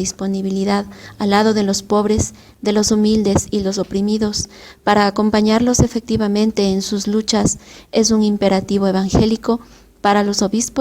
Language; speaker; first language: Spanish; native; Spanish